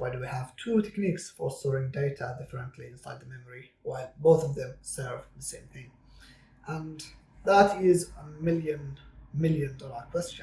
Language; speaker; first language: English; non-native, fluent; Arabic